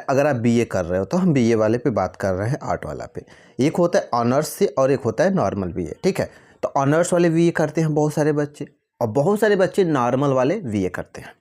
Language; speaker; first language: Hindi; native; Hindi